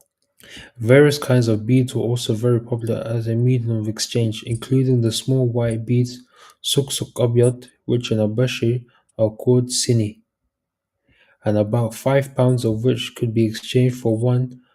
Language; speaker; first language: English; early bilingual, heritage; Arabic